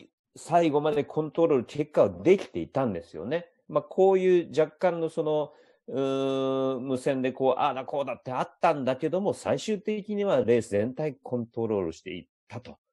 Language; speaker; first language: Japanese; native; Japanese